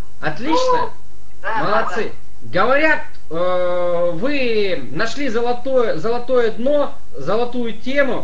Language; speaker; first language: Russian; native; Russian